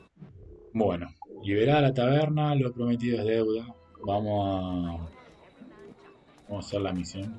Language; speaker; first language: Spanish; native; Spanish